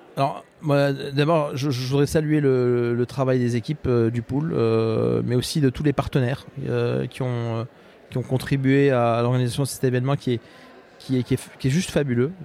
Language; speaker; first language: French; non-native, local second language; Arabic